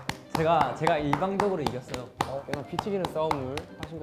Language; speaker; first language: Korean; native; Korean